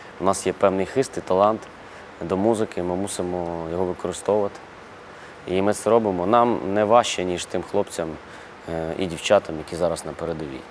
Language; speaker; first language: Ukrainian; non-native, local second language; Russian